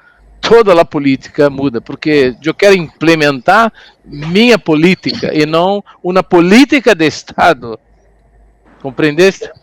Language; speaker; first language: Spanish; non-native, learner; Portuguese